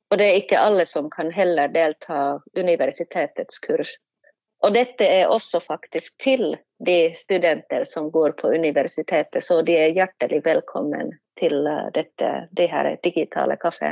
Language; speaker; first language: Norwegian; non-native, fluent; Finnish